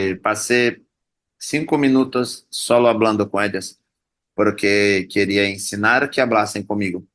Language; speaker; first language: Spanish; non-native, learner; Portuguese